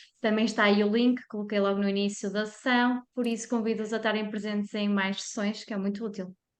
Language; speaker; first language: Portuguese; native; Portuguese